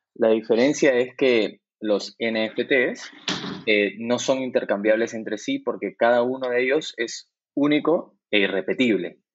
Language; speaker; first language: Spanish; native; Spanish